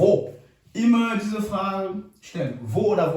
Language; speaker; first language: German; non-native, fluent; French